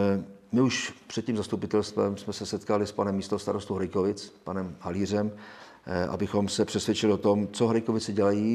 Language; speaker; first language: Czech; native; Czech